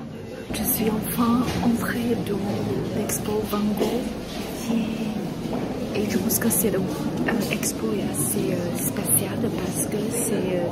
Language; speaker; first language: French; non-native, learner; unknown